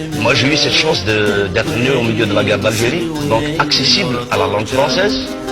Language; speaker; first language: French; non-native, local second language; Kabyle